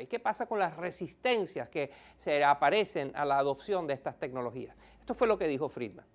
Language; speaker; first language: Spanish; native; Spanish